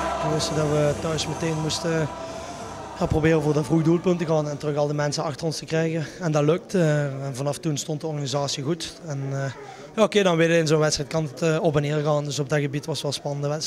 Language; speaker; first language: Dutch; native; Dutch